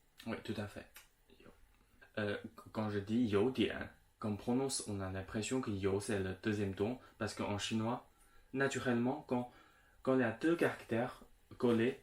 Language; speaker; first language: French; non-native, fluent; Chinese